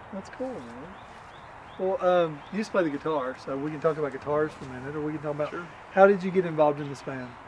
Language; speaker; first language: English; native; English